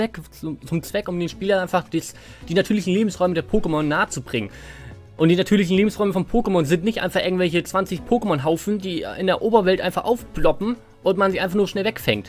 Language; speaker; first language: German; native; German